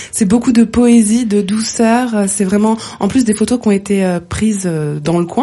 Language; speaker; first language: French; native; French